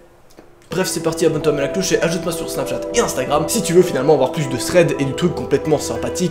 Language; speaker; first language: French; native; French